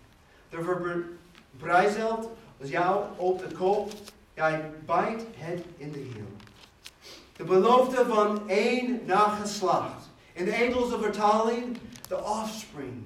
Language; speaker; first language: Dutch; non-native, fluent; English